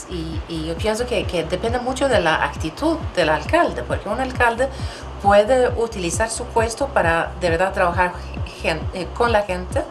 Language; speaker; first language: Spanish; non-native, fluent; Swedish